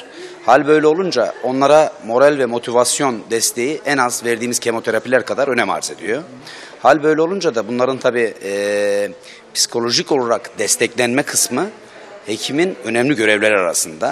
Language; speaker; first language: Turkish; native; Turkish